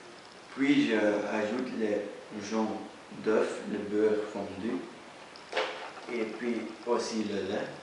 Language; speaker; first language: French; non-native, learner; Dutch